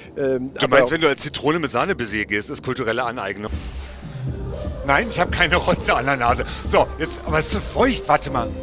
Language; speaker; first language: German; native; German